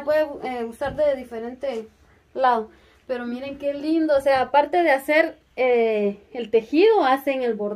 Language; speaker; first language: Spanish; native; Spanish